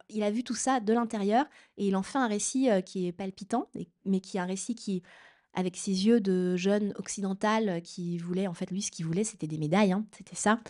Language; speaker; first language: French; native; French